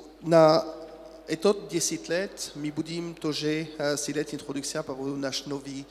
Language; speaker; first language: Russian; non-native, learner; French